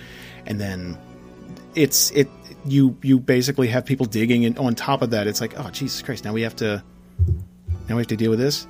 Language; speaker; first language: English; native; English